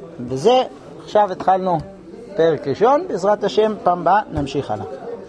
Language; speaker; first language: Hebrew; non-native, fluent; English